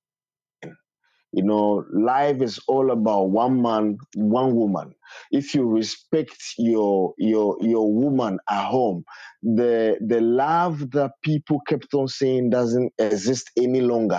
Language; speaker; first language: English; non-native, local second language; Ewe